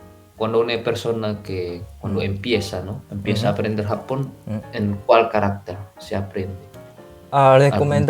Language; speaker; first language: Spanish; non-native, fluent; Indonesian